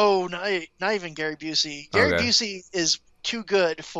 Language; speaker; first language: English; native; English